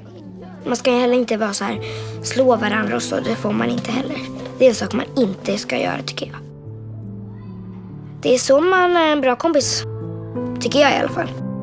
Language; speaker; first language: Swedish; native; Swedish